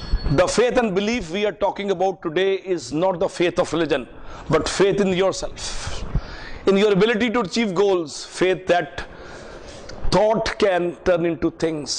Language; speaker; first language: English; non-native, local second language; Punjabi